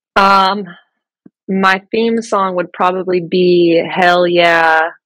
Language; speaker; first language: English; early bilingual, other home language; French